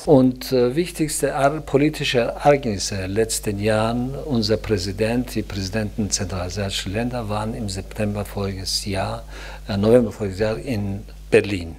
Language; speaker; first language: German; non-native, learner; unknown